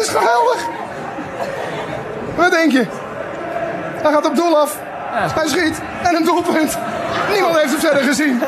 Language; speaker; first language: Dutch; native; Dutch